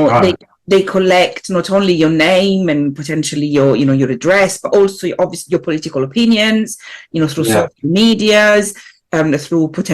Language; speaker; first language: English; non-native, fluent; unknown